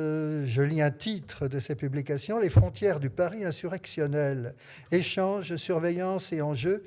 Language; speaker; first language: French; native; French